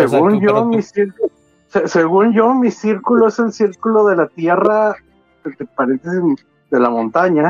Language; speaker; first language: Spanish; native; Spanish